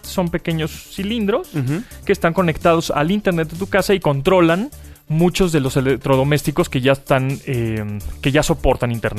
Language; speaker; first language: Spanish; native; Spanish